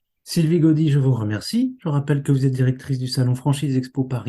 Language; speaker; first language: French; native; French